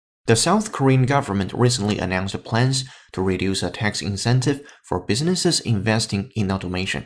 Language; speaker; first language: English; non-native, fluent; Chinese